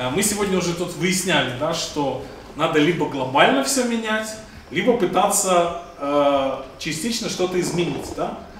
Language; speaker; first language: Russian; native; Russian